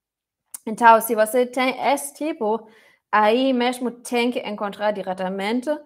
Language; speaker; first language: Portuguese; non-native, fluent; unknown